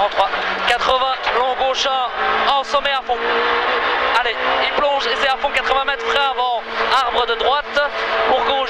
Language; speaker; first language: French; native; French